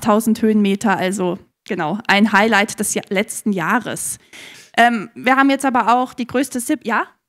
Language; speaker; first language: German; native; German